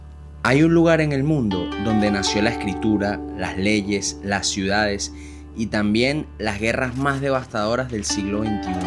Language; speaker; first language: Spanish; native; Spanish